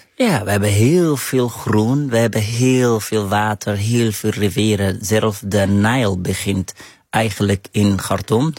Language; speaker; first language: Dutch; non-native, fluent; Arabic